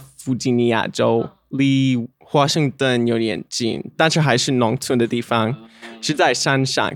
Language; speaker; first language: Chinese; non-native, learner; English